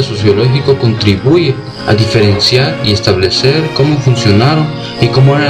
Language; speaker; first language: Spanish; native; Spanish